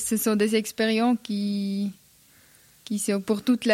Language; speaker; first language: French; non-native, fluent; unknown